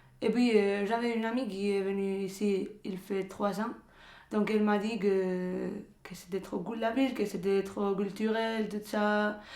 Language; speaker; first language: French; non-native, fluent; Spanish